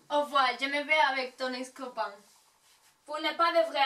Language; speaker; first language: French; non-native, learner; Spanish